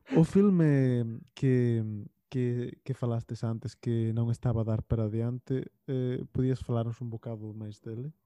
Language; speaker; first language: Portuguese; native; Portuguese